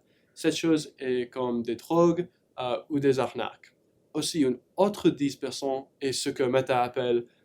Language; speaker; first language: French; non-native, learner; English